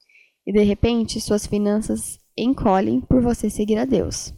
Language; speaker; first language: Portuguese; native; Portuguese